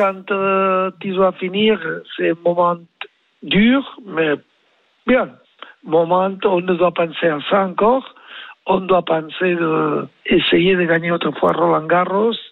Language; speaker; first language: French; non-native, learner; Spanish